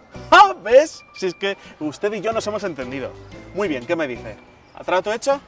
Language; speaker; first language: Spanish; native; Spanish